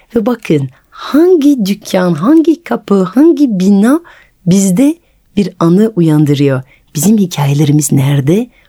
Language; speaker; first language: Turkish; non-native, fluent; French